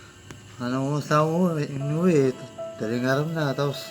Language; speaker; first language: Filipino; non-native, local second language; Cebuano